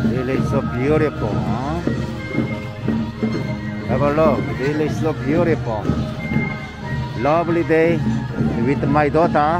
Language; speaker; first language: English; non-native, learner; Korean